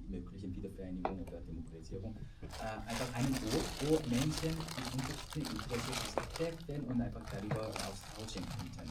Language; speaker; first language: German; non-native, fluent; Korean